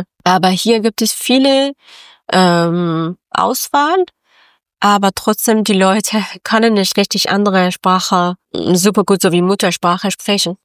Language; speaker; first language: German; non-native, learner; Persian